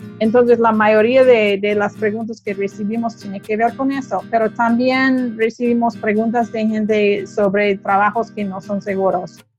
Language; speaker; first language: Spanish; non-native, fluent; English